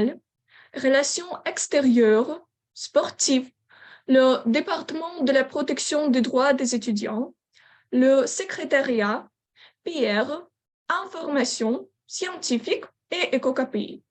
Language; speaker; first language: French; non-native, learner; Ukrainian